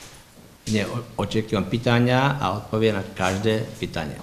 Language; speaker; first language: Polish; non-native, learner; Czech